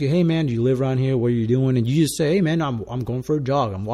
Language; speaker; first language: English; non-native, fluent; Spanish